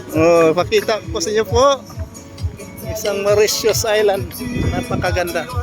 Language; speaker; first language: Filipino; non-native, local second language; Cebuano